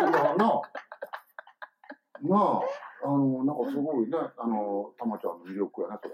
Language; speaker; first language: Japanese; native; Japanese